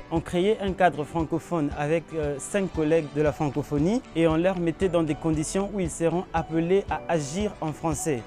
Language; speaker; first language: French; non-native, local second language; Lingala